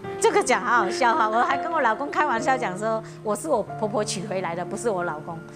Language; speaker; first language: Chinese; early bilingual, heritage; Chinese